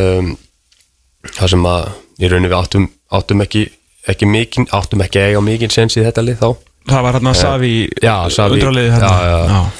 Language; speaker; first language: Icelandic; non-native, fluent; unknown